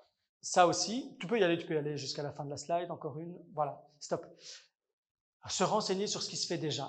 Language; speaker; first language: French; native; French